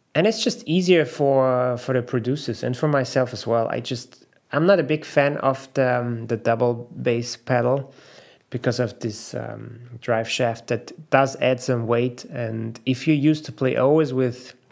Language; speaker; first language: English; non-native, fluent; German